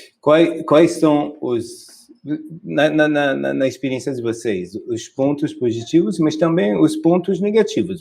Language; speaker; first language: Portuguese; non-native, fluent; French